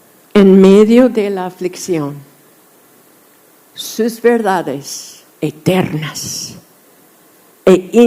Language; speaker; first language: Spanish; non-native, fluent; English